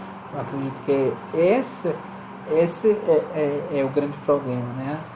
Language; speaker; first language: Portuguese; native; Portuguese